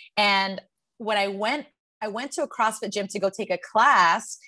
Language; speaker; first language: English; native; English